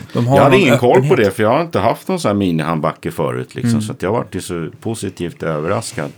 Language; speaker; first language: Swedish; native; Swedish